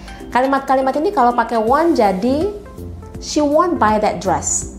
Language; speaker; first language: English; non-native, fluent; Indonesian